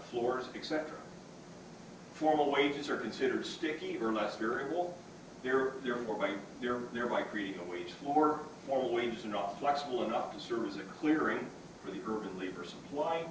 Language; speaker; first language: English; native; English